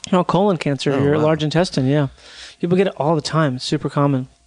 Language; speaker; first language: English; native; English